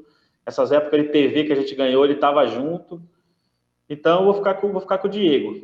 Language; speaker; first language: Portuguese; native; Portuguese